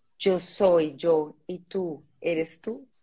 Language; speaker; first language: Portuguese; non-native, learner; Spanish